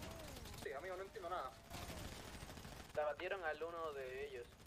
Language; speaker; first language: Spanish; native; Spanish